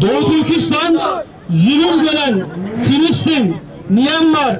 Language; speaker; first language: Turkish; native; Turkish